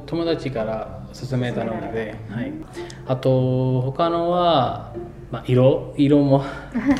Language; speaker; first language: Japanese; non-native, fluent; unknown